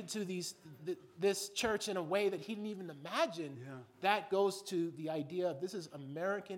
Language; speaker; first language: English; native; English